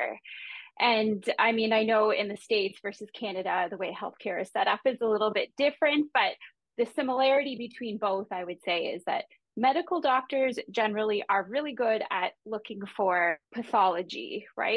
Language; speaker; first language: English; native; English